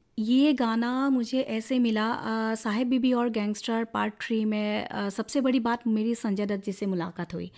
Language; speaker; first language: Hindi; non-native, local second language; Assamese